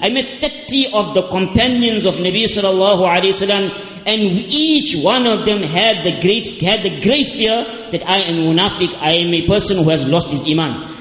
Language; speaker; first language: English; native; English